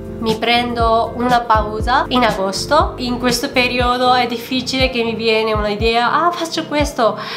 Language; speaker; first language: Italian; non-native, fluent; Japanese